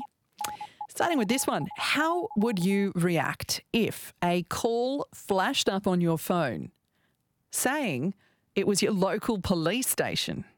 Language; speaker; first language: English; native; English